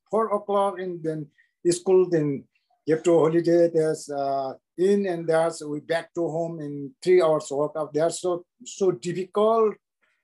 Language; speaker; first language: English; non-native, local second language; Sherpa